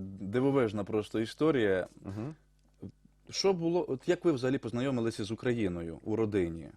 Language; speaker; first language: Ukrainian; native; Ukrainian